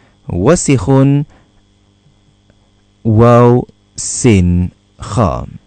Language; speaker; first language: Arabic; non-native, fluent; Malay